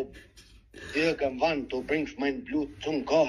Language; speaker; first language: German; non-native, learner; Albanian